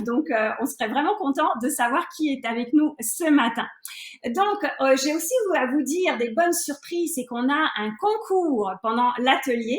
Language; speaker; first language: French; native; French